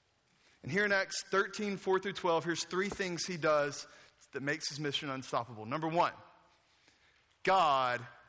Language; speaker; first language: English; native; English